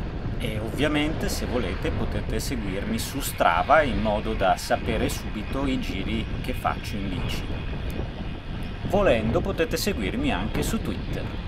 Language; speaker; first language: Italian; native; Italian